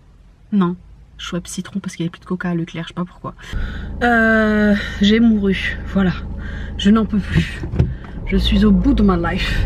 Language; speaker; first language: French; native; French